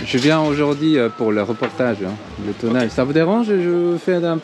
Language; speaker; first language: French; non-native, learner; Korean